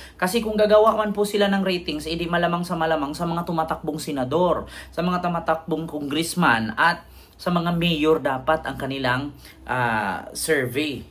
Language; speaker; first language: Filipino; non-native, local second language; Cebuano